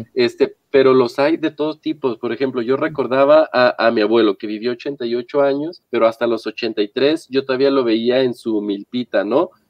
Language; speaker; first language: Spanish; native; Spanish